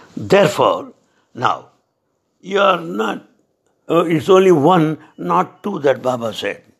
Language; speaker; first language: English; non-native, local second language; Telugu